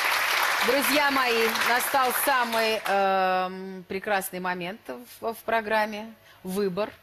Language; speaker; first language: Russian; native; Russian